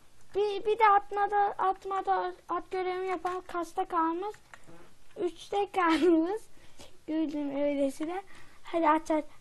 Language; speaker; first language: Turkish; native; Turkish